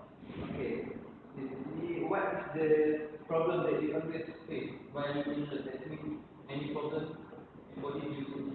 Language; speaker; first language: English; non-native, local second language; Malay